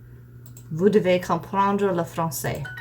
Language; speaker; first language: French; non-native, learner; English